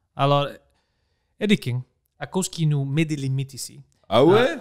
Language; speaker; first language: French; non-native, fluent; Greek